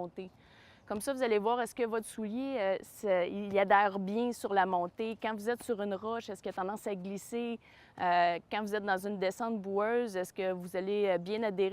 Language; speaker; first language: French; native; French